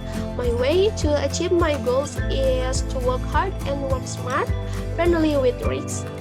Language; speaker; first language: English; non-native, learner; Indonesian